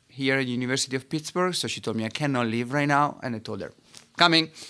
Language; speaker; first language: English; non-native, fluent; Italian